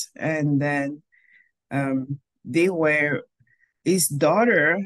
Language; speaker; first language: English; non-native, local second language; French